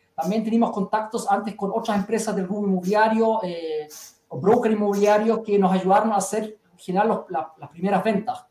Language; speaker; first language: Spanish; early bilingual, heritage; Spanish